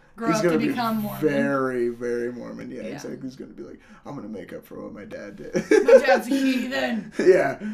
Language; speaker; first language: English; early bilingual, other home language; Italian